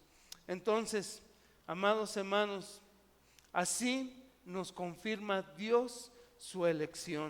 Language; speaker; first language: Spanish; native; Spanish